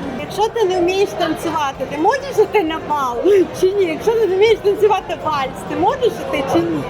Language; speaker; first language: Ukrainian; native; Ukrainian